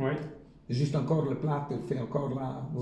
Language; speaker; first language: French; non-native, learner; Italian